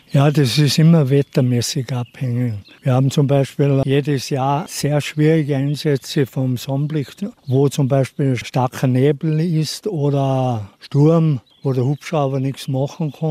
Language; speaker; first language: German; native; German